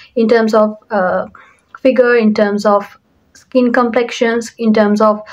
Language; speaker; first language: English; non-native, local second language; Sinhala